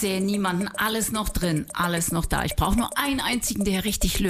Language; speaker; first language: German; native; German